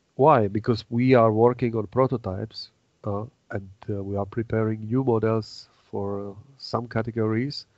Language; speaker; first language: English; non-native, fluent; Czech